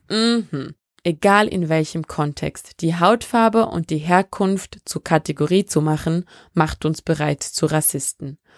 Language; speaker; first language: German; early bilingual, other home language; French